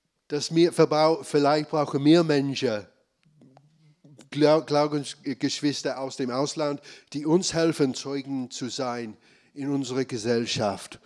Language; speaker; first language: German; non-native, fluent; English